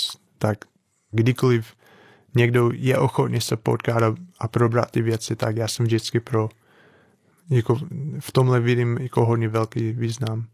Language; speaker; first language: Czech; non-native, fluent; English